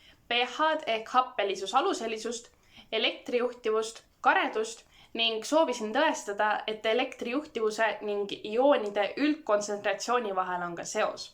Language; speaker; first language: Estonian; native; Estonian